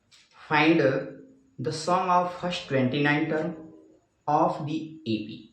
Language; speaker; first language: English; non-native, local second language; Hindi